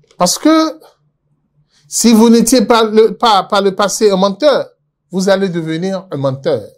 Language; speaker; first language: French; non-native, local second language; Yoruba